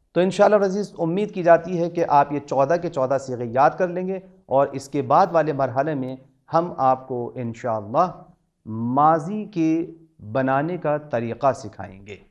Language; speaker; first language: Urdu; native; Urdu